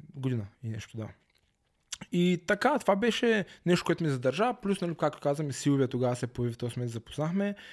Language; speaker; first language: Bulgarian; native; Bulgarian